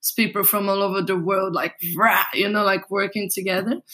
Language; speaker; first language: English; non-native, fluent; Portuguese